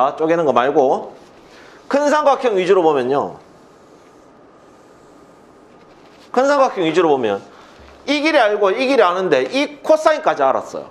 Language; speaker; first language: Korean; native; Korean